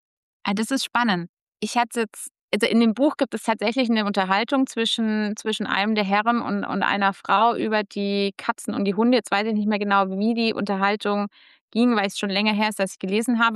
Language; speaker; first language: German; native; German